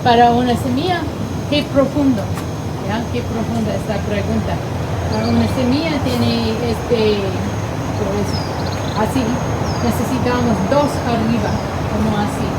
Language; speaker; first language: Spanish; non-native, learner; English